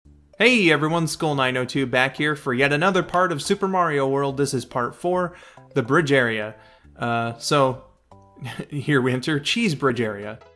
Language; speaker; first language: English; native; English